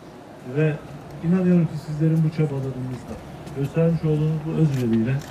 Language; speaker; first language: Turkish; native; Turkish